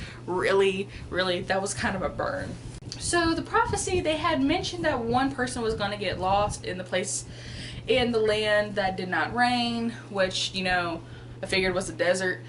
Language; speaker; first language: English; native; English